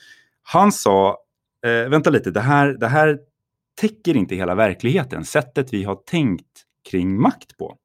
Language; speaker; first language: Swedish; native; Swedish